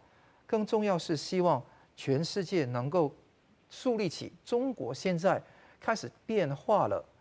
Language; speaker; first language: Chinese; non-native, local second language; Cantonese